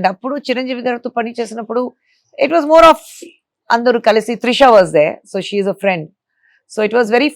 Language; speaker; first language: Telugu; non-native, local second language; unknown